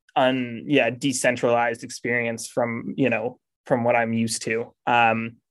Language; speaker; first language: English; native; English